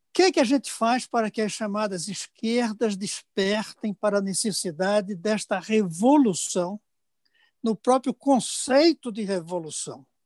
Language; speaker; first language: Portuguese; native; Portuguese